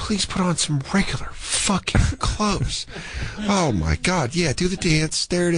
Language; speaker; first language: English; native; English